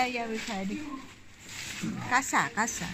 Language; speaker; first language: Danish; non-native, learner; Indonesian